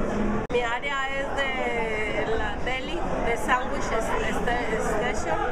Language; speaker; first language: Spanish; non-native, local second language; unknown